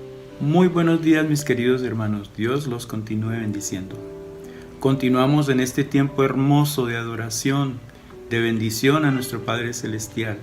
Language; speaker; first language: Spanish; native; Spanish